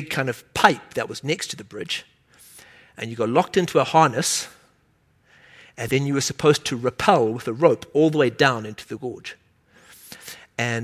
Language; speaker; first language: English; native; English